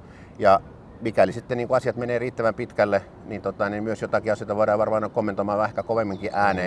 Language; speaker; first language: Finnish; native; Finnish